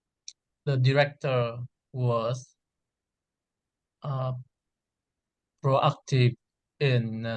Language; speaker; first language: English; non-native, learner; Vietnamese